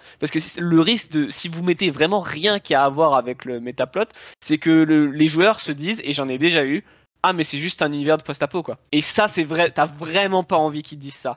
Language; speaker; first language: French; native; French